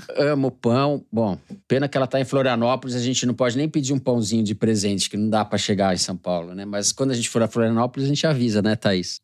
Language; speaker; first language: Portuguese; native; Portuguese